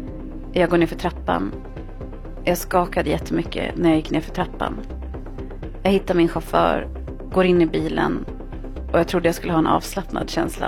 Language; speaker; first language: Swedish; early bilingual, other home language; Arabic